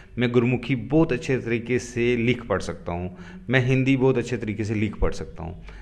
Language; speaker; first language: Hindi; non-native, local second language; Gujari